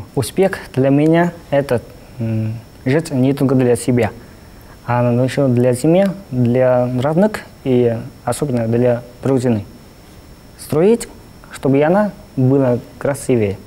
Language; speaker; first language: Russian; non-native, fluent; Vietnamese